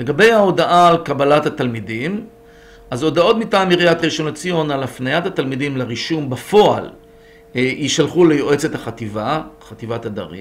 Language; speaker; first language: Hebrew; native; Hebrew